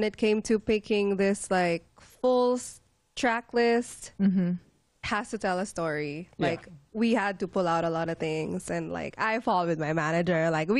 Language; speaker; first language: English; non-native, local second language; Filipino